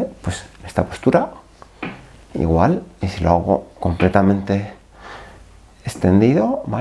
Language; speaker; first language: Spanish; native; Spanish